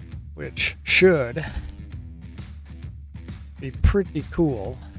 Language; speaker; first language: English; native; English